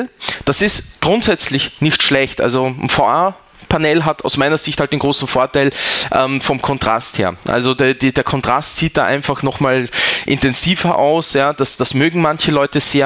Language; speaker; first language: German; native; German